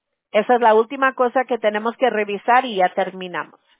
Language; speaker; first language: Spanish; early bilingual, heritage; Spanish